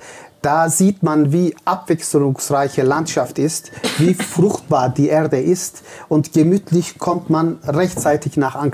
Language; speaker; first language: German; non-native, fluent; Turkish